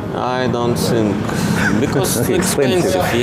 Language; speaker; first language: English; non-native, learner; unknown